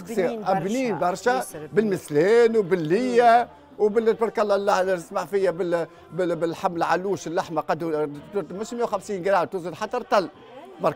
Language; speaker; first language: Arabic; native; Arabic